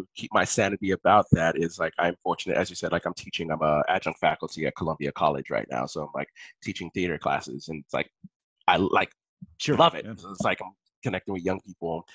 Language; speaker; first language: English; early bilingual, other home language; Haitian Creole